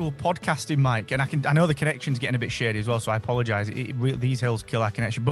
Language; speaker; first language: English; native; English